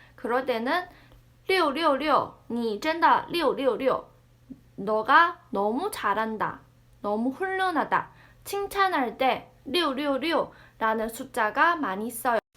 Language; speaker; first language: Korean; non-native, fluent; Chinese